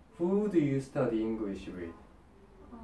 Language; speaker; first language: English; non-native, fluent; Korean